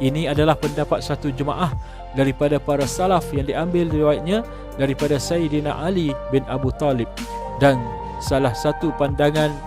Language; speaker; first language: Malay; native; Malay